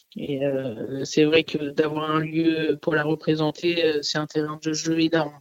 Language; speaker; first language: French; native; French